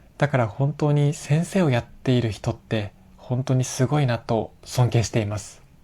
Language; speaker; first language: Japanese; native; Japanese